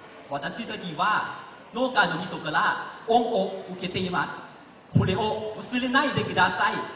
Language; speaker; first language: Japanese; non-native, learner; Lao